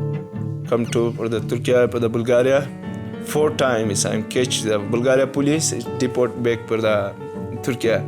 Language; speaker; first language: English; non-native, learner; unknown